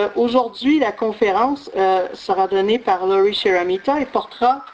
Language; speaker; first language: French; native; French